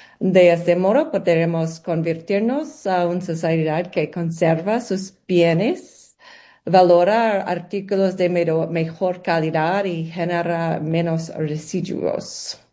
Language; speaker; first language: Spanish; non-native, learner; English